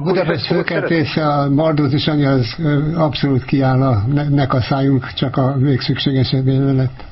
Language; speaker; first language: Hungarian; native; Hungarian